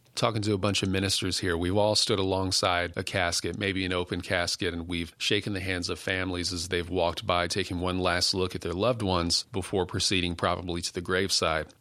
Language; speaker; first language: English; native; English